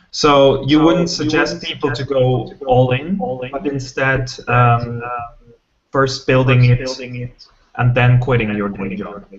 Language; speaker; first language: English; non-native, fluent; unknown